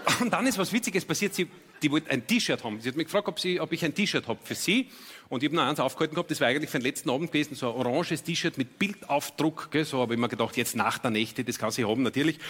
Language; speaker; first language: German; native; German